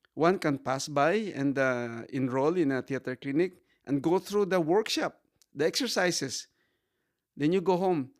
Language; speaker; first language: English; non-native, local second language; Hiligaynon